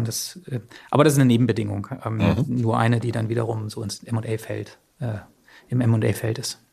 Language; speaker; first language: German; native; German